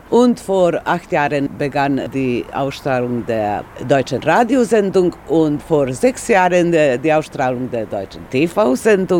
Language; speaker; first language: German; non-native, fluent; Serbian